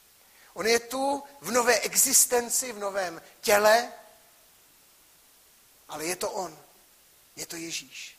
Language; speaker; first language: Czech; native; Czech